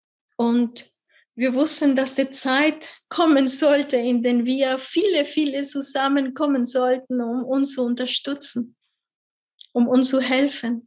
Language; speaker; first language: German; non-native, fluent; Spanish